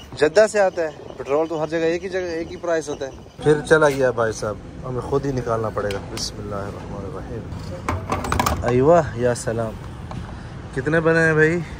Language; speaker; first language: Urdu; native; Urdu